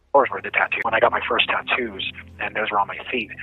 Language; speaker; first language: English; native; English